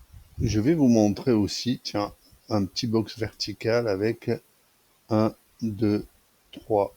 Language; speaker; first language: French; native; French